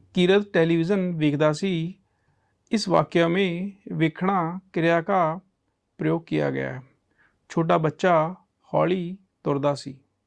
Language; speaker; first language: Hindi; non-native, local second language; Punjabi